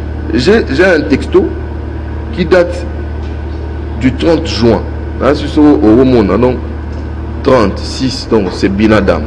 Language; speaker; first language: French; non-native, local second language; Lingala